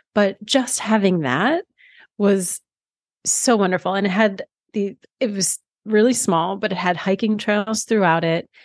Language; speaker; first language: English; native; English